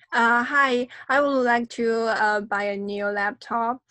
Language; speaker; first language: English; non-native, fluent; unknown